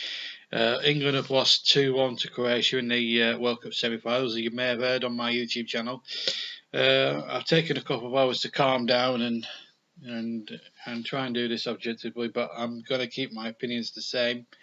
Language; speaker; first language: English; native; English